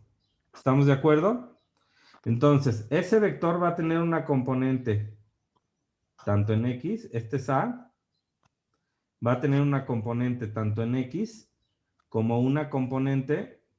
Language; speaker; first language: Spanish; native; Spanish